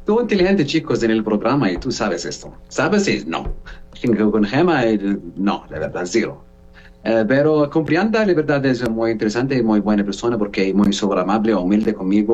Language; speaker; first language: Spanish; non-native, learner; Arabic